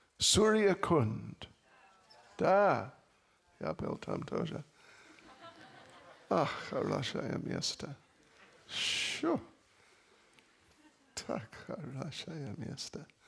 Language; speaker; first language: Russian; non-native, learner; English